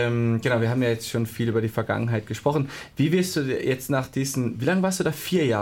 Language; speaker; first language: German; native; German